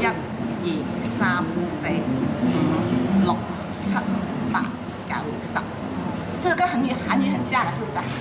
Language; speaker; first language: Chinese; non-native, local second language; Cantonese